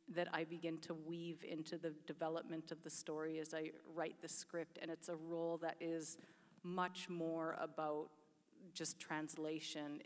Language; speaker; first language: English; native; English